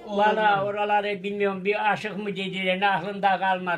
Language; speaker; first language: Turkish; native; Turkish